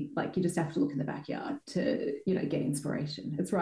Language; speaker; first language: English; native; English